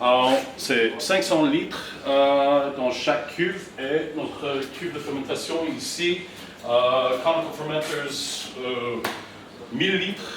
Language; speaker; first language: French; non-native, fluent; English